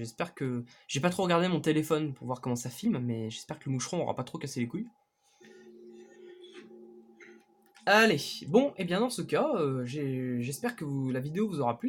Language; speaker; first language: French; native; French